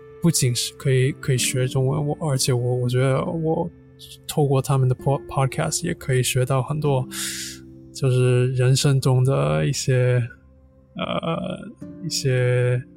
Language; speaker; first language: Chinese; non-native, fluent; English